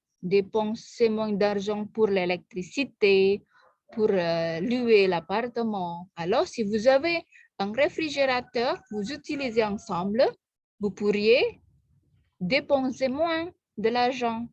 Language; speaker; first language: French; non-native, fluent; Indonesian